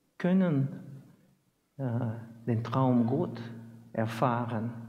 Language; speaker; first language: German; non-native, learner; Russian